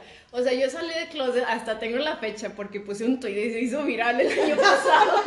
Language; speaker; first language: Spanish; native; Spanish